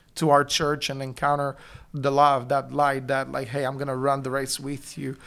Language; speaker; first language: English; non-native, fluent; Bulgarian